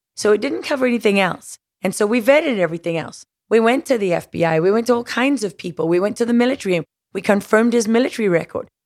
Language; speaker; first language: English; native; English